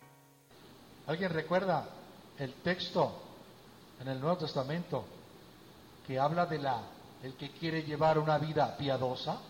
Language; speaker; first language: Spanish; native; Spanish